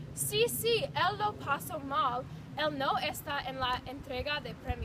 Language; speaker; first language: Spanish; non-native, learner; English